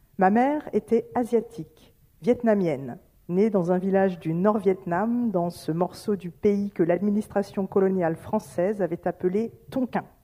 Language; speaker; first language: French; native; French